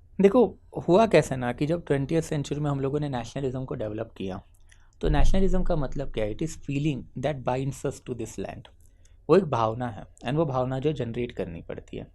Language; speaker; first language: Hindi; non-native, local second language; Marathi